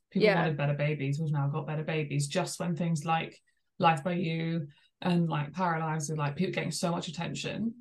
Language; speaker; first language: English; native; English